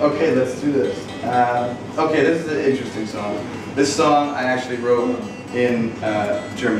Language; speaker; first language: English; native; English